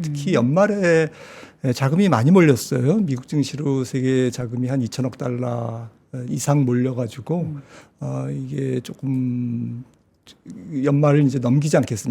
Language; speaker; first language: Korean; native; Korean